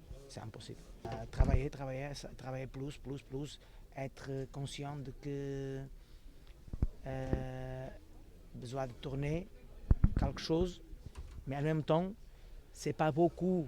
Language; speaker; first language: French; non-native, fluent; Portuguese